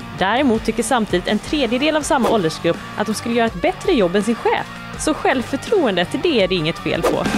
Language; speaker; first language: Swedish; native; Swedish